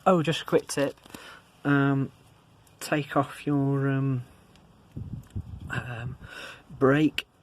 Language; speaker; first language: English; native; English